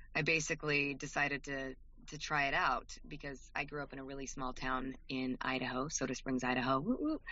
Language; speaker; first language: English; native; English